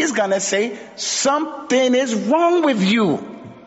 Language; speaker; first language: English; native; English